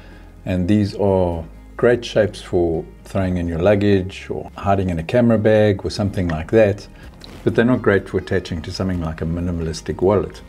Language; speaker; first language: English; native; English